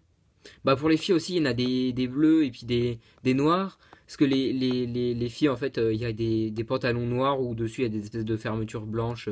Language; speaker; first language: French; native; French